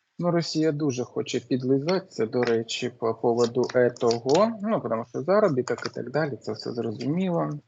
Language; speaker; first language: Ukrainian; non-native, local second language; Russian